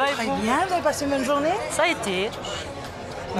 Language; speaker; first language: French; non-native, learner; Spanish